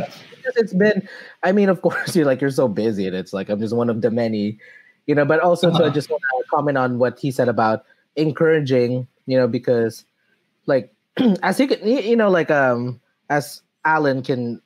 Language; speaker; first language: English; early bilingual, other home language; Filipino